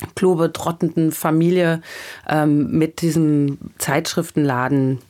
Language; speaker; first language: German; native; German